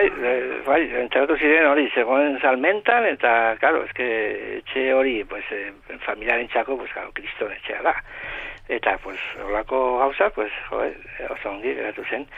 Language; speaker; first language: Basque; non-native, local second language; Spanish